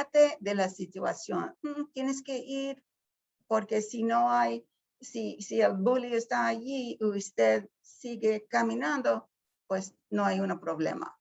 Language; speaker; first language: Spanish; early bilingual, heritage; Spanish